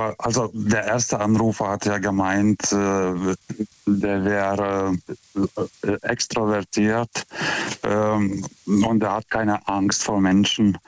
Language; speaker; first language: German; non-native, fluent; Lithuanian